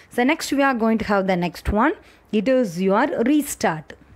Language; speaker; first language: English; non-native, local second language; Tamil